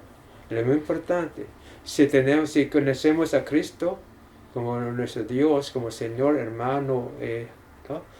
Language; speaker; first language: Spanish; non-native, learner; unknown